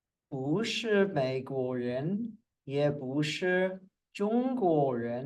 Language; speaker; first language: Chinese; non-native, fluent; English